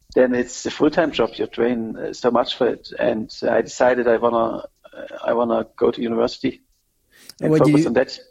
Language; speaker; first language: English; non-native, fluent; German